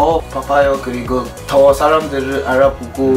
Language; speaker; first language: Korean; non-native, learner; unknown